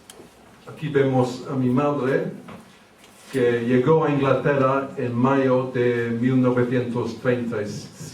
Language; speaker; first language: Spanish; early bilingual, heritage; English